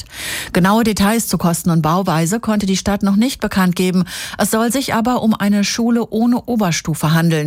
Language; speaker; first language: German; native; German